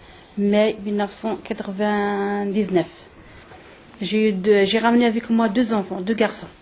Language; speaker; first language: French; early bilingual, other home language; Arabic